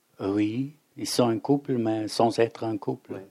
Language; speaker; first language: French; non-native, fluent; German